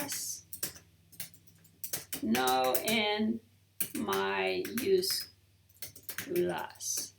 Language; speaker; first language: Spanish; non-native, learner; English